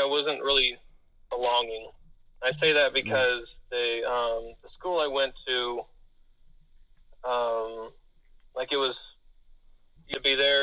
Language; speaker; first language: English; native; English